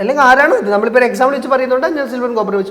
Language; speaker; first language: Malayalam; native; Malayalam